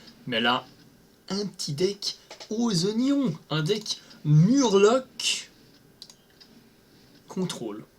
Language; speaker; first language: French; native; French